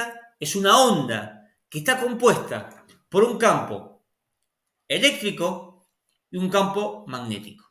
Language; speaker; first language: Spanish; native; Spanish